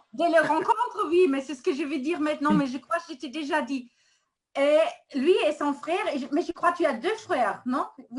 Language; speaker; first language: French; non-native, fluent; German